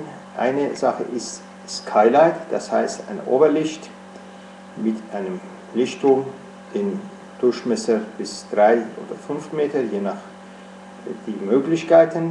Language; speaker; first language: German; non-native, fluent; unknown